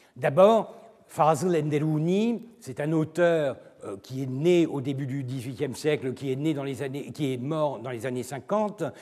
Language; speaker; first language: French; non-native, fluent; Turkish